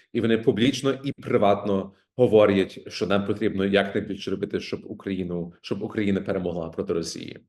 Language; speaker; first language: Ukrainian; early bilingual, heritage; Ukrainian